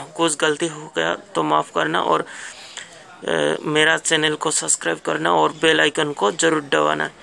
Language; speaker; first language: Hindi; non-native, local second language; Bangla